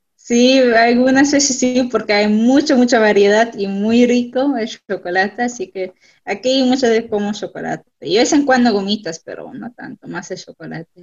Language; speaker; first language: Spanish; non-native, fluent; German